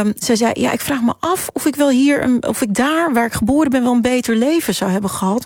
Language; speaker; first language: Dutch; native; Dutch